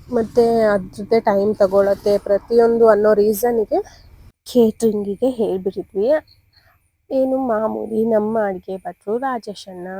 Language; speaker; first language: Kannada; non-native, local second language; Tulu